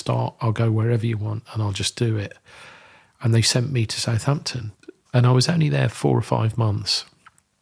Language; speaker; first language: English; native; English